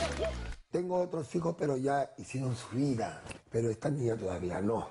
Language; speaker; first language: Spanish; native; Spanish